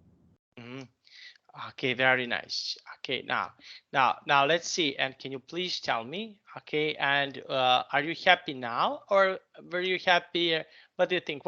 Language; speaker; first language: English; non-native, fluent; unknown